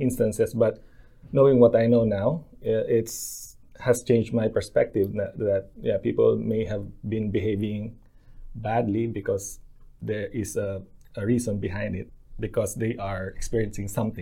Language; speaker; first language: English; non-native, local second language; Filipino